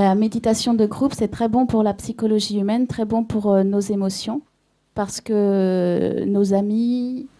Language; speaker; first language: French; native; French